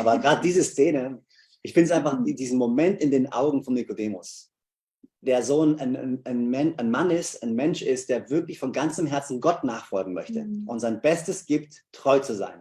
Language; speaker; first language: German; native; German